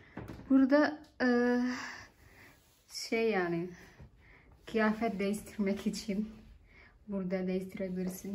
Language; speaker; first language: Turkish; non-native, learner; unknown